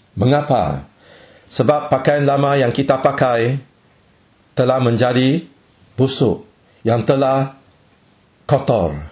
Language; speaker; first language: Malay; non-native, local second language; Chinese